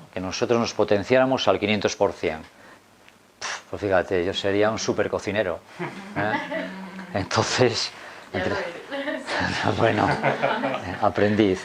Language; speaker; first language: Spanish; native; Spanish